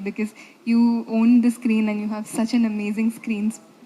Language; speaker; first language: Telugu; non-native, fluent; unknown